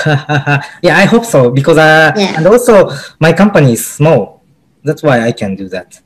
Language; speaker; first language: English; non-native, learner; Japanese